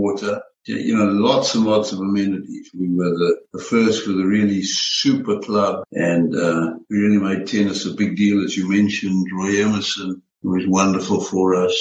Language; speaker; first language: English; native; English